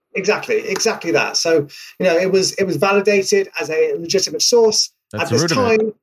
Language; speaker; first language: English; native; English